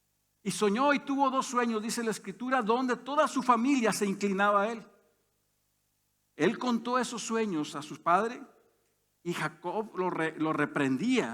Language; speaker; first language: Spanish; native; Spanish